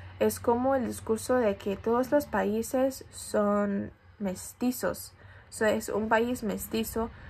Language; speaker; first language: Spanish; non-native, fluent; English